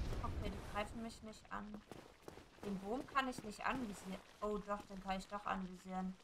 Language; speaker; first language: German; native; German